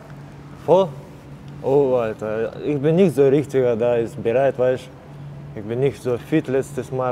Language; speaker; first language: German; non-native, learner; Russian